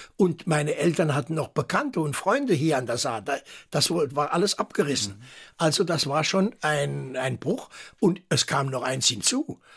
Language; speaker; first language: German; early bilingual, heritage; German